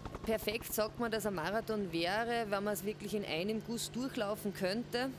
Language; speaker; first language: German; native; German